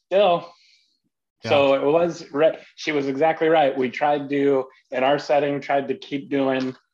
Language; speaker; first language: English; native; English